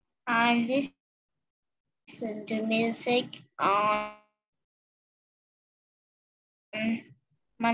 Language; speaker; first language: English; non-native, learner; Vietnamese